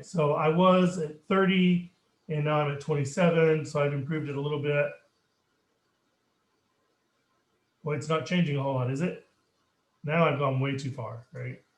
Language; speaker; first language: English; native; English